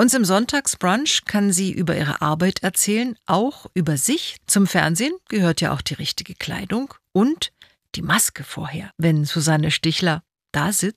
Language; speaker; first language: German; native; German